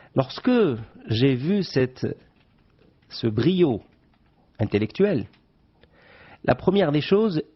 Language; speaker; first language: French; non-native, local second language; Arabic